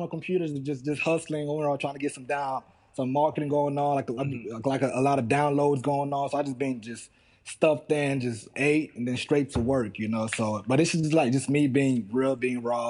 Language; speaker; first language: English; early bilingual, other home language; Haitian Creole